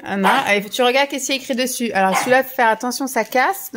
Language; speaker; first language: French; native; French